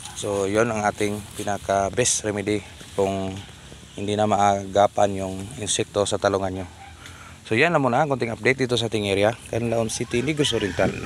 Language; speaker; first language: Filipino; non-native, local second language; Cebuano